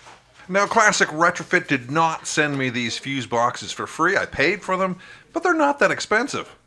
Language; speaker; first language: English; native; English